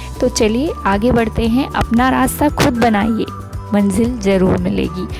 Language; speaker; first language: Hindi; native; Hindi